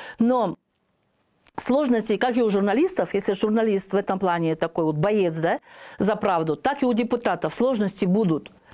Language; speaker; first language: Russian; native; Russian